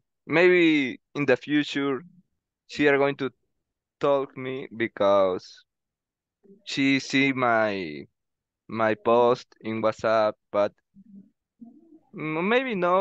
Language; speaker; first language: English; non-native, learner; Spanish